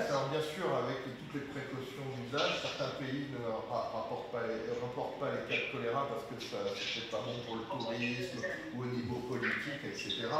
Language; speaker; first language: French; native; French